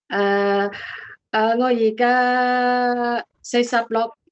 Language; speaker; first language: Chinese; non-native, learner; Indonesian